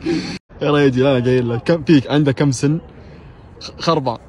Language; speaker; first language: Arabic; native; Arabic